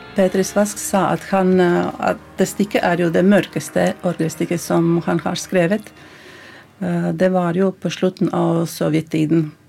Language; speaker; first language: Norwegian; non-native, fluent; Latvian